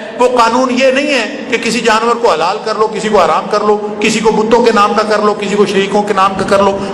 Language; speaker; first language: Urdu; non-native, local second language; Punjabi